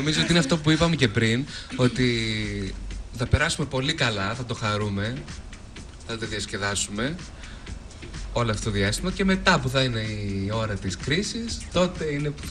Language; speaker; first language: Greek; native; Greek